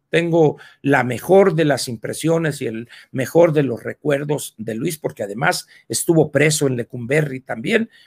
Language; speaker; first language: Spanish; native; Spanish